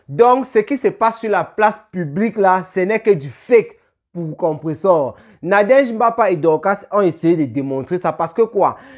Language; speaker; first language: French; native; French